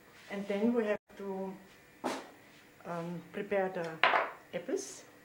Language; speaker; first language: English; non-native, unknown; German